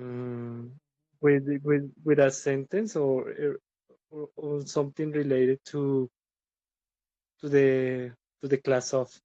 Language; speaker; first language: English; non-native, learner; Spanish